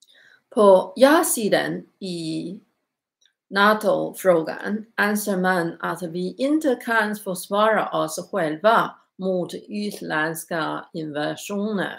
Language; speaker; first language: Swedish; non-native, learner; Chinese